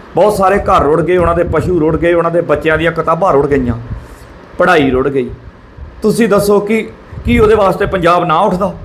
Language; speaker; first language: Punjabi; native; Punjabi